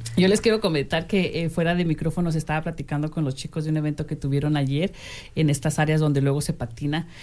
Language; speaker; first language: Spanish; native; Spanish